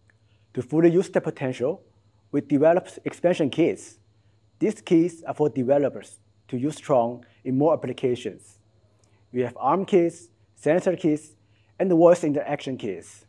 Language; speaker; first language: English; non-native, fluent; Chinese